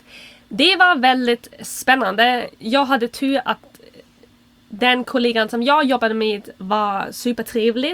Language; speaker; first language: Swedish; non-native, fluent; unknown